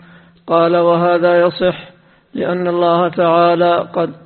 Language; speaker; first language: Arabic; native; Arabic